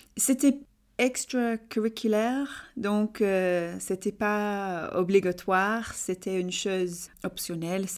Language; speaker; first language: French; non-native, learner; English